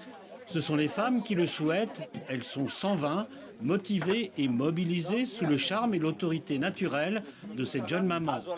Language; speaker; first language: French; native; French